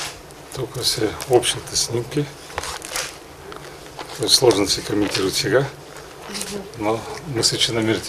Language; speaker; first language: Bulgarian; non-native, learner; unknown